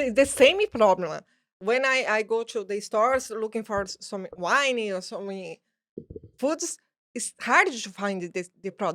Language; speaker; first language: English; non-native, learner; Portuguese